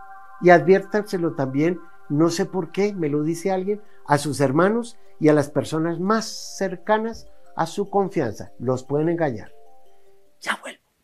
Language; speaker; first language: Spanish; native; Spanish